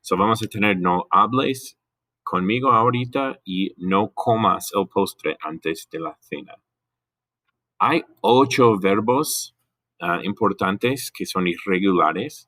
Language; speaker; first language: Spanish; non-native, fluent; English